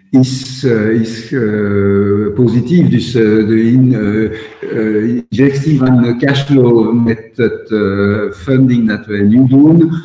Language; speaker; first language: Dutch; non-native, local second language; French